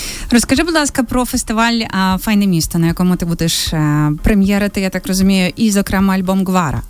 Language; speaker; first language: Ukrainian; native; Ukrainian